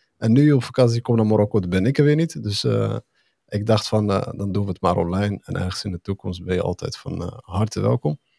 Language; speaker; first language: Dutch; early bilingual, other home language; Arabic